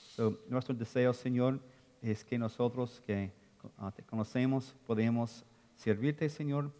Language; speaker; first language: Spanish; non-native, fluent; English